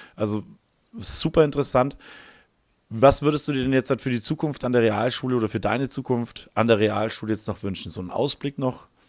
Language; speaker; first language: German; native; German